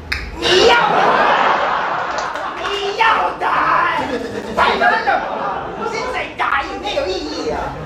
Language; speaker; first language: Chinese; non-native, fluent; Japanese